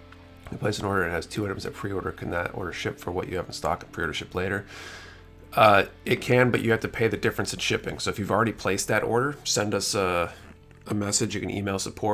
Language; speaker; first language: English; native; English